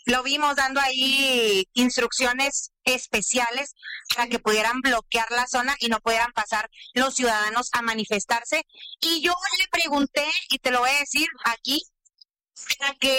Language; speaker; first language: Spanish; native; Spanish